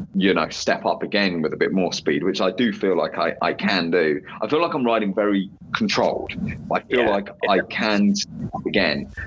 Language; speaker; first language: English; native; English